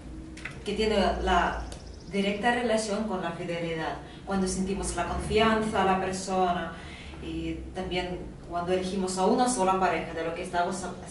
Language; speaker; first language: Spanish; non-native, fluent; Russian